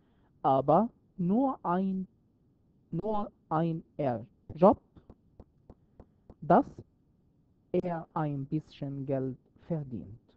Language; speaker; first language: German; non-native, fluent; Arabic